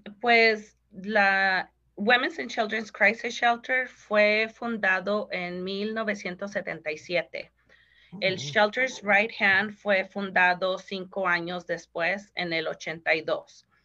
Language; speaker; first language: Spanish; early bilingual, heritage; Spanish